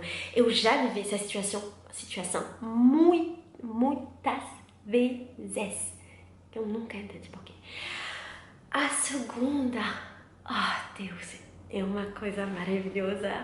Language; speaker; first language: Portuguese; non-native, learner; French